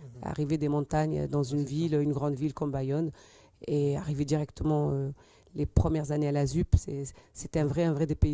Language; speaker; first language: French; native; French